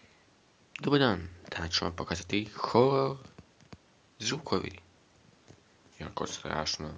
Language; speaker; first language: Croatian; early bilingual, heritage; Croatian